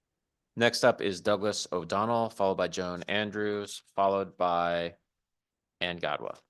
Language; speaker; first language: English; native; English